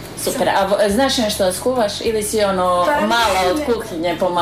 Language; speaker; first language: Croatian; native; Croatian